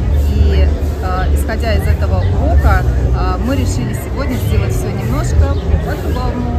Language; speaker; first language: Russian; native; Russian